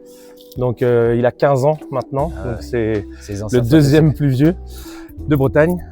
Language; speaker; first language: French; native; French